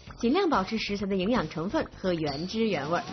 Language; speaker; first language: Chinese; native; Chinese